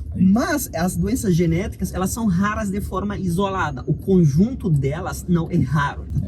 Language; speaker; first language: Portuguese; non-native, fluent; Arabic